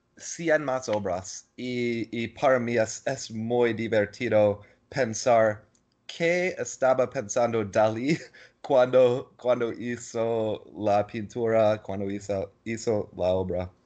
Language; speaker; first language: Spanish; non-native, learner; English